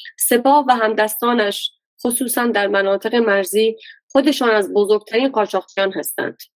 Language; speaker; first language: Persian; non-native, local second language; Baluchi